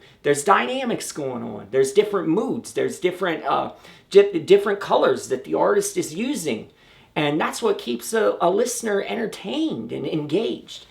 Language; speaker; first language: English; native; English